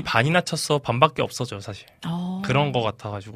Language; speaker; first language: Korean; native; Korean